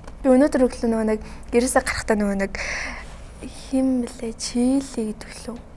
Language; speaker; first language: Mongolian; native; Mongolian